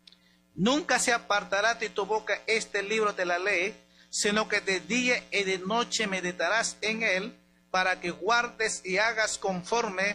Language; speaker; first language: Spanish; native; Spanish